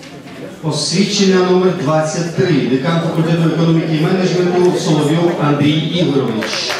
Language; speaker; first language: Ukrainian; native; Ukrainian